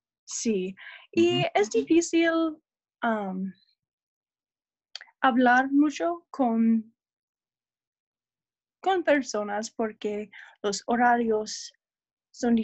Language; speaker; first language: Spanish; non-native, learner; English